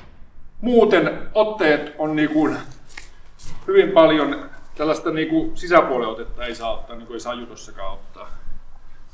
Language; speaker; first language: Finnish; native; Finnish